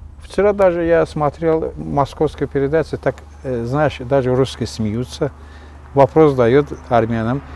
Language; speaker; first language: Russian; non-native, local second language; Azerbaijani